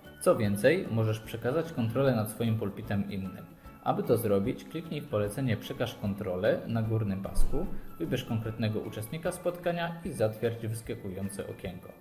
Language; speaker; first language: Polish; native; Polish